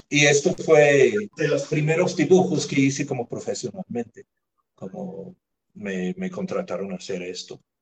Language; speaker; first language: Spanish; non-native, fluent; English